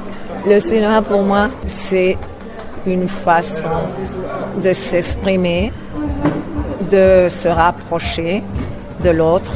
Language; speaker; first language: French; non-native, fluent; Spanish